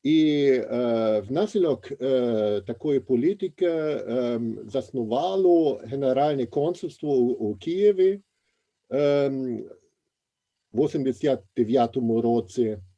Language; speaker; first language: Ukrainian; non-native, fluent; German